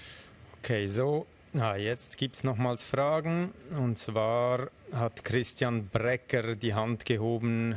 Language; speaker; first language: German; native; German